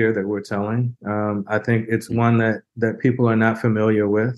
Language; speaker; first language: English; native; English